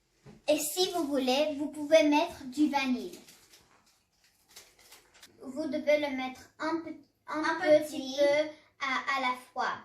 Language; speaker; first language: French; non-native, learner; English